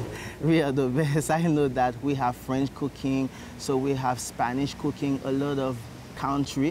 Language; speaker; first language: English; non-native, learner; Haitian Creole